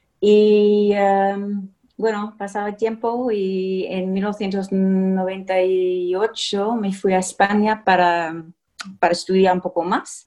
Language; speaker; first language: Spanish; non-native, fluent; English